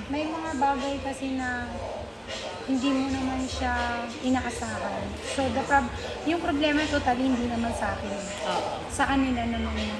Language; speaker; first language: Filipino; native; Filipino